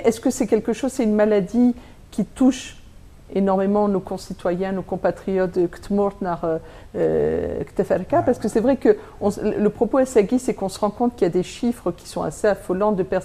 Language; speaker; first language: French; native; French